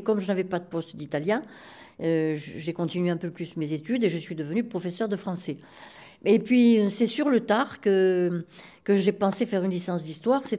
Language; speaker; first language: French; native; French